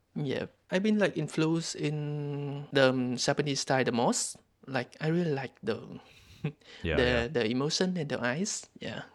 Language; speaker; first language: English; non-native, learner; Vietnamese